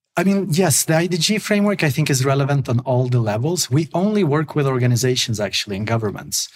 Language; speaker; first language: English; non-native, fluent; Swedish